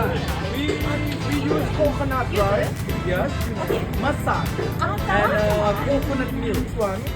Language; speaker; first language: English; non-native, learner; Thai